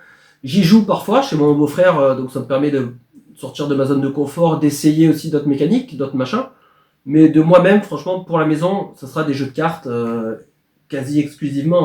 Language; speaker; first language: French; native; French